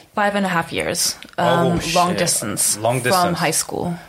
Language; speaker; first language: English; non-native, fluent; Czech